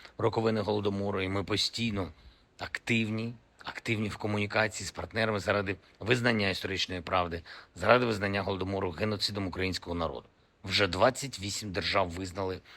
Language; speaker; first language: Ukrainian; non-native, local second language; Russian